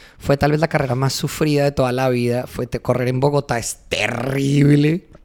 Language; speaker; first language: Spanish; native; Spanish